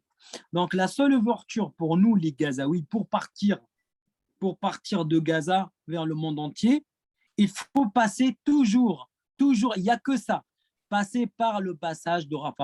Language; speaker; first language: French; non-native, fluent; Arabic